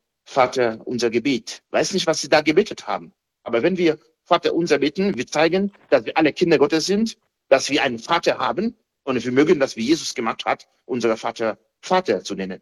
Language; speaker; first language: German; non-native, fluent; Haitian Creole